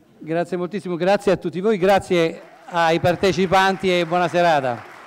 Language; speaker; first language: Italian; native; Italian